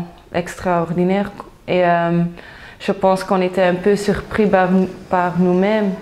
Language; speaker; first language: French; non-native, local second language; Dutch